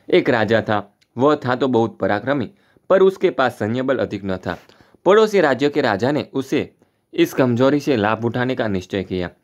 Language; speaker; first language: Hindi; non-native, local second language; Gujarati